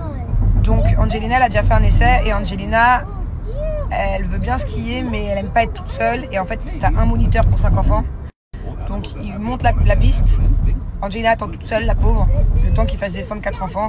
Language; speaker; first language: French; native; French